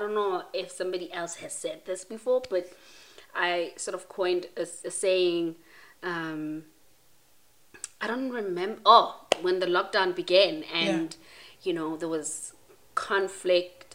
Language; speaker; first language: English; non-native, local second language; Tswana